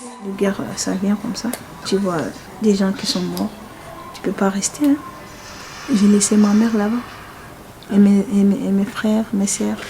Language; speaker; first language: French; non-native, fluent; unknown